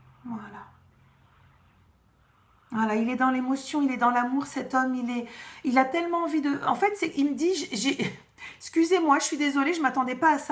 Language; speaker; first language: French; native; French